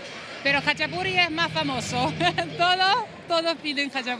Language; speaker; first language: Spanish; non-native, fluent; Georgian